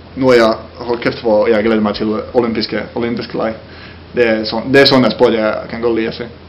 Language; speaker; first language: Danish; non-native, fluent; Finnish